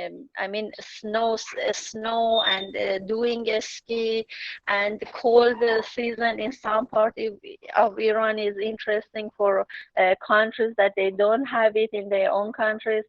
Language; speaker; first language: English; non-native, learner; Persian